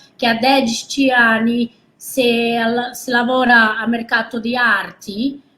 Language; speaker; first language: Italian; non-native, learner; Portuguese